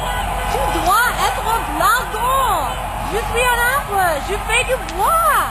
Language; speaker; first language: French; non-native, learner; English